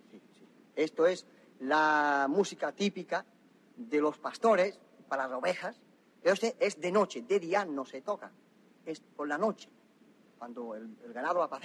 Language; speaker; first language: Spanish; non-native, local second language; Catalan